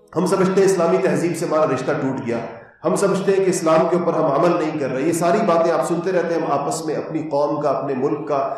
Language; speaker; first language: Urdu; native; Urdu